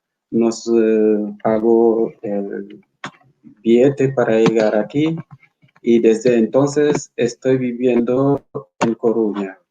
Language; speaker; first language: Spanish; non-native, fluent; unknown